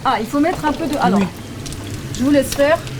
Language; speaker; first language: French; native; French